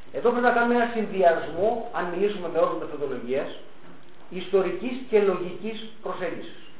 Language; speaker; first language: Greek; early bilingual, heritage; Greek